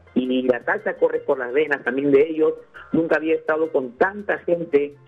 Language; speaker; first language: Spanish; native; Spanish